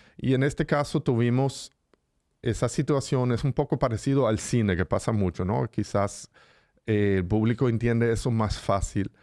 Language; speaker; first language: Spanish; non-native, fluent; German